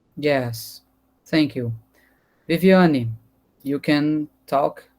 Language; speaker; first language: English; non-native, learner; Portuguese